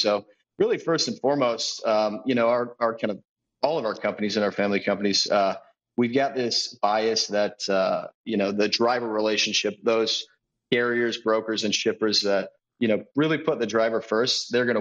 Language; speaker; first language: English; native; English